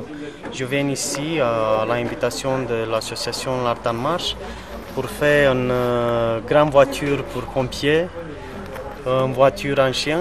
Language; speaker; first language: French; non-native, learner; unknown